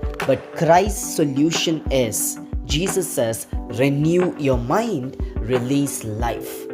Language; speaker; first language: English; non-native, local second language; Tamil